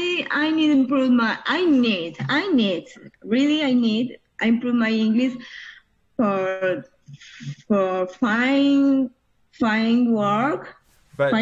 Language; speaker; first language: English; non-native, learner; Spanish